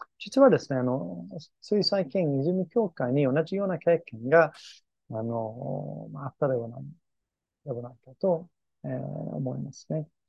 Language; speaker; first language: Japanese; non-native, fluent; English